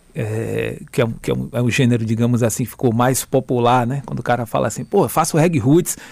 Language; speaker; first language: Portuguese; native; Portuguese